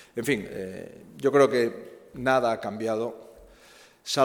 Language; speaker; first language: Spanish; native; Spanish